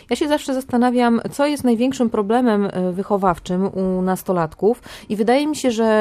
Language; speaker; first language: Polish; native; Polish